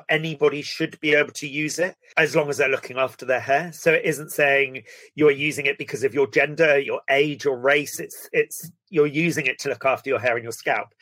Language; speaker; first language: English; native; English